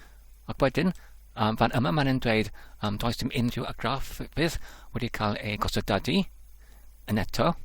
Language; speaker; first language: Welsh; non-native, learner; English